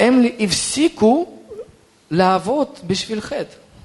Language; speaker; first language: Hebrew; non-native, fluent; Russian